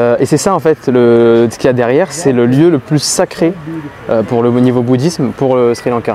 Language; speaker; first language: French; native; French